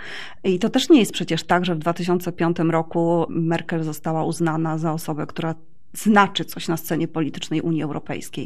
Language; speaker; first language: Polish; native; Polish